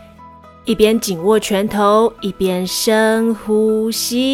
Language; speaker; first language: Chinese; native; Chinese